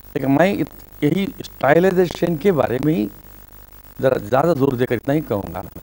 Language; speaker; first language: Hindi; non-native, local second language; Kannada